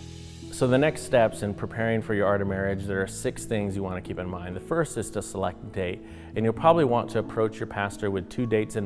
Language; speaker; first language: English; native; English